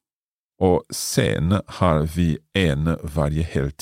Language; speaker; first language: Swedish; non-native, learner; English